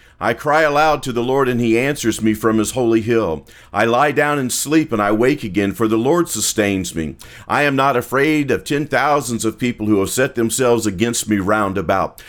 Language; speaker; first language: English; native; English